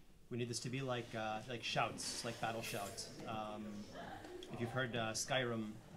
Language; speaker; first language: English; native; English